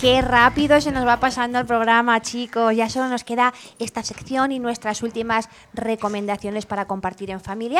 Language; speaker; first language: Spanish; native; Spanish